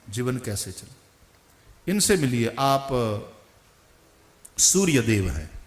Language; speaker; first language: Hindi; non-native, local second language; Gujarati